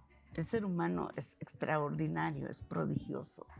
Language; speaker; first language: Spanish; non-native, local second language; Kʼicheʼ